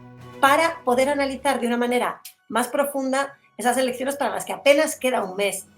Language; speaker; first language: Spanish; native; Spanish